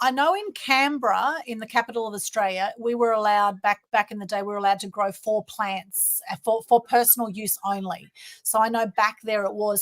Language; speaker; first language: English; native; English